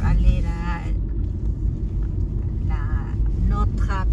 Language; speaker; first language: French; non-native, learner; Filipino